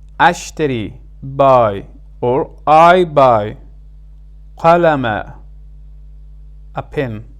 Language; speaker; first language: Arabic; non-native, fluent; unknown